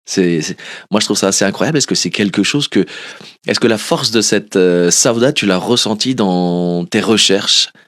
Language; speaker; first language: French; early bilingual, other home language; Portuguese